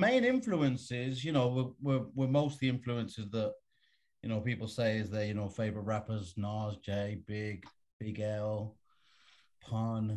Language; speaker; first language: English; native; English